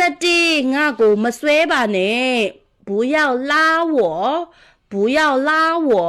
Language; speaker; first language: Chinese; non-native, fluent; Burmese